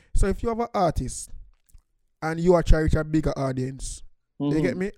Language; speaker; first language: English; non-native, local second language; Jamaican Creole English